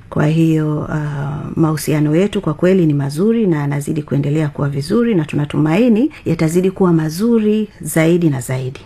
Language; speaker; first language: Swahili; native; Swahili